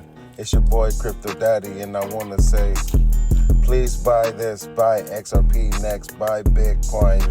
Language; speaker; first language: English; native; English